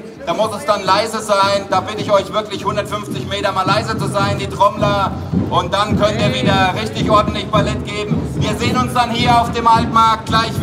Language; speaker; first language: German; native; German